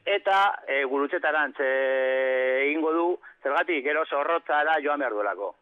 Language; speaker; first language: Basque; non-native, local second language; Spanish